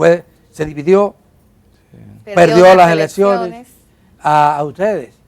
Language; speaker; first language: Spanish; native; Spanish